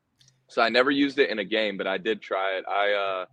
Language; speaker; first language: English; native; English